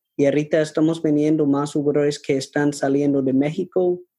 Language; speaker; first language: Spanish; non-native, learner; English